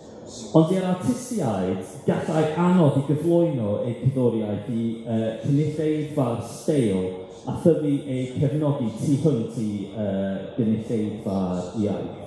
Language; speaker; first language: Welsh; non-native, fluent; English